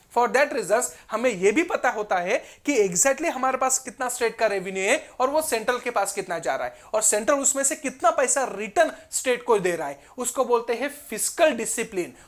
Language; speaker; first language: Hindi; non-native, local second language; Marathi